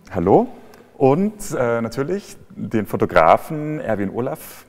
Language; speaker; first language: German; native; German